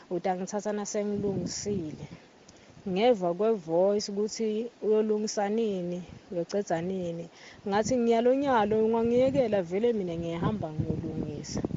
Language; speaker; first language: Zulu; non-native, local second language; Swati